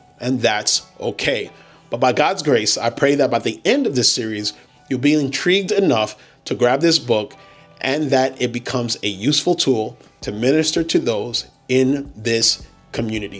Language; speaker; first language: English; native; English